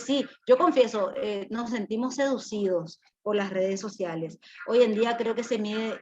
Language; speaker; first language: Spanish; native; Spanish